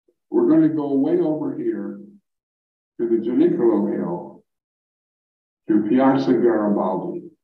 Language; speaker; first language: English; native; English